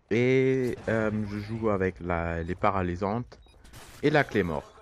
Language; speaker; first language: French; non-native, fluent; German